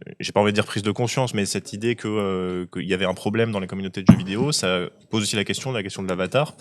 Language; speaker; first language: French; native; French